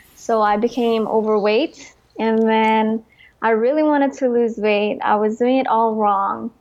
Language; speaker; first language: English; early bilingual, other home language; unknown